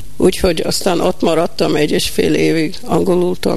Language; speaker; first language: Hungarian; early bilingual, heritage; Hungarian